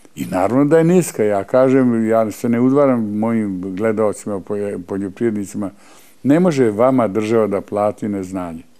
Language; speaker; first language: Serbian; native; Serbian